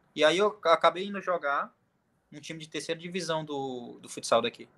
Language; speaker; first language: Portuguese; native; Portuguese